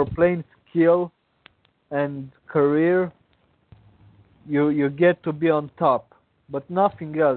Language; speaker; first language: English; non-native, fluent; Romanian